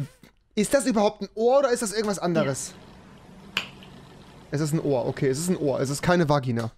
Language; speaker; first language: German; native; German